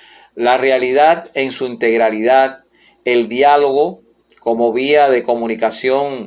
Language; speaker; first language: Spanish; native; Spanish